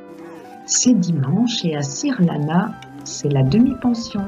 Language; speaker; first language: French; native; French